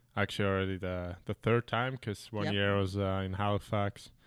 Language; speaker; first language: English; non-native, fluent; German